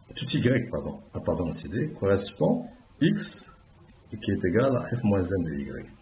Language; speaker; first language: French; non-native, local second language; Arabic